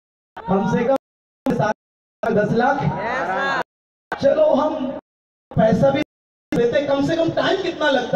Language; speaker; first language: Hindi; native; Hindi